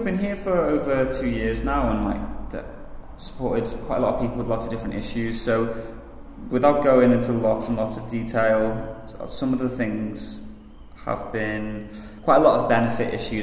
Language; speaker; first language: English; native; English